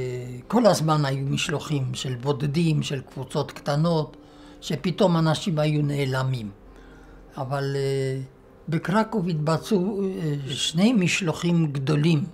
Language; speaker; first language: Hebrew; non-native, fluent; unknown